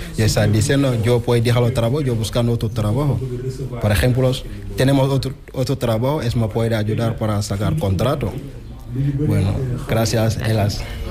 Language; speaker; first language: Spanish; non-native, learner; Wolof